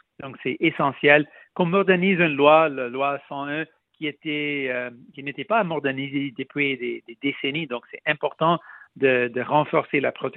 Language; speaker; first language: French; non-native, local second language; Punjabi